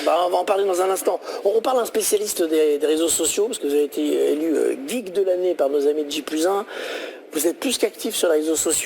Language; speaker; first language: French; native; French